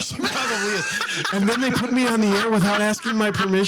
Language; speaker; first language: English; native; English